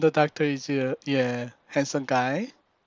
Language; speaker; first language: English; non-native, learner; Korean